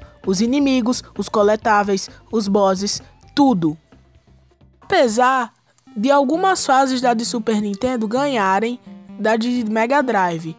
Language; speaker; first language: Portuguese; native; Portuguese